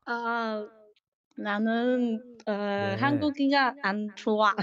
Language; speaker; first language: Korean; non-native, learner; Chinese